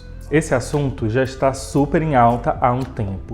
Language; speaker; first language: Portuguese; native; Portuguese